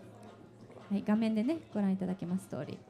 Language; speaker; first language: Japanese; native; Japanese